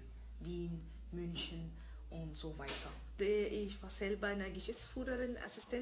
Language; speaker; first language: German; non-native, fluent; Arabic